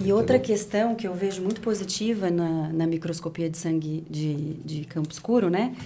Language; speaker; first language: Portuguese; native; Portuguese